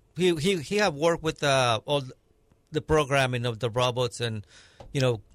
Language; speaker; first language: English; non-native, fluent; Spanish